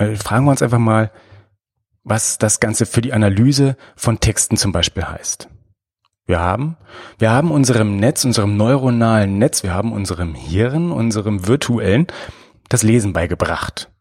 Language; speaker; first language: German; native; German